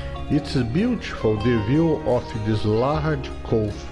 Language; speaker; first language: English; non-native, fluent; Portuguese